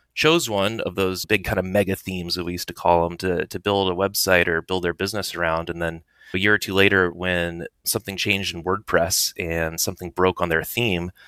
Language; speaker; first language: English; native; English